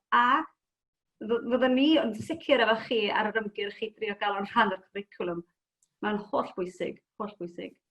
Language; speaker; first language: Welsh; native; Welsh